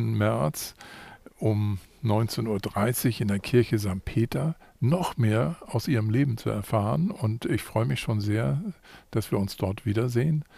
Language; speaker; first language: German; native; German